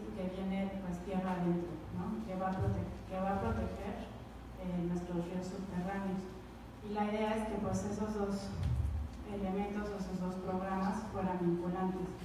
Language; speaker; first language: Spanish; native; Spanish